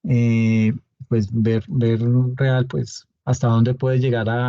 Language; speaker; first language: Spanish; native; Spanish